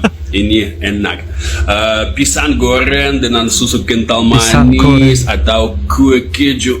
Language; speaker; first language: Indonesian; non-native, learner; Russian